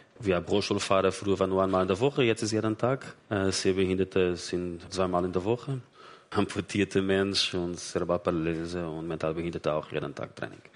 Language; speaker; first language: German; non-native, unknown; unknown